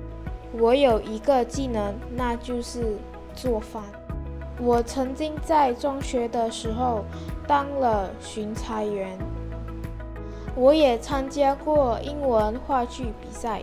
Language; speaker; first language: Chinese; non-native, learner; Malay